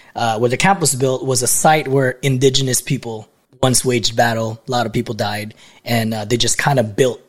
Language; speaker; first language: English; non-native, local second language; Filipino